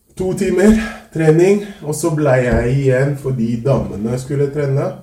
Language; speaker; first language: Norwegian; non-native, fluent; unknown